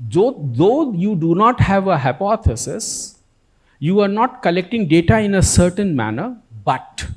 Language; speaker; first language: English; non-native, local second language; Gujarati